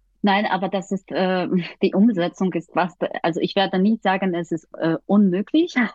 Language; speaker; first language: German; non-native, fluent; Polish